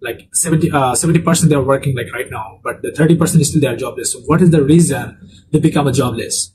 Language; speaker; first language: English; non-native, local second language; Bangla